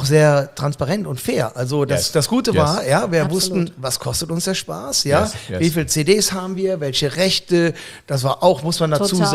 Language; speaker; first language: German; native; German